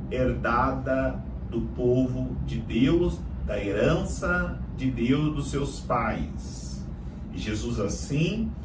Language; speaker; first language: Portuguese; native; Portuguese